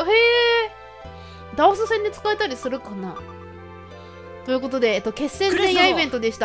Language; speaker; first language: Japanese; native; Japanese